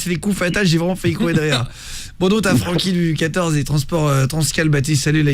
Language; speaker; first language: French; native; French